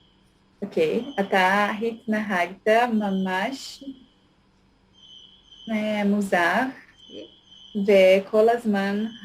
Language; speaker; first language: Hebrew; non-native, learner; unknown